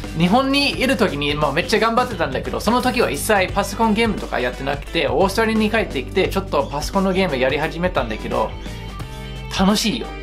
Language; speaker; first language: Japanese; non-native, fluent; English